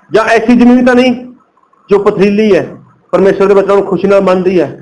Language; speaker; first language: Hindi; non-native, local second language; Punjabi